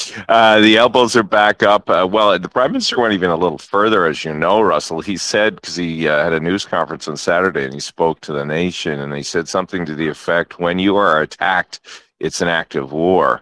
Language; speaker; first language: English; native; English